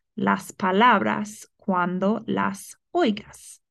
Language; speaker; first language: Spanish; non-native, fluent; English